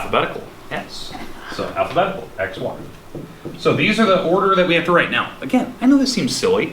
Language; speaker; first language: English; native; English